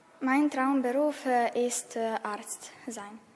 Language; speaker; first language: German; non-native, learner; Serbian